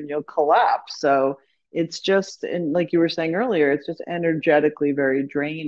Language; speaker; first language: English; native; English